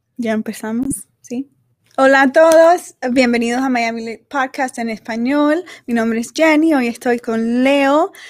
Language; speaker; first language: Spanish; native; Spanish